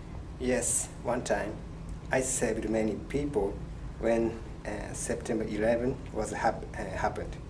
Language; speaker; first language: English; non-native, learner; Japanese